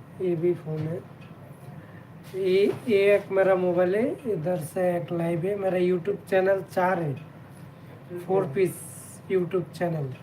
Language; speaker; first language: Hindi; non-native, learner; Bangla